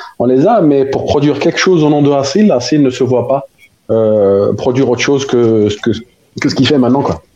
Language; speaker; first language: French; non-native, local second language; Arabic